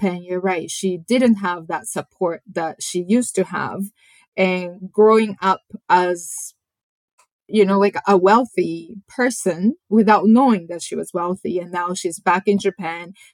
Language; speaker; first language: English; non-native, fluent; Japanese